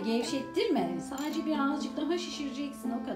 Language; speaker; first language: Turkish; native; Turkish